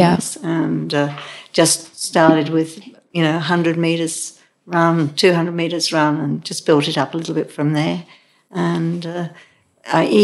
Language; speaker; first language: English; native; English